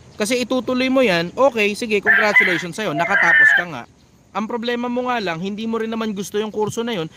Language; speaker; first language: Filipino; native; Filipino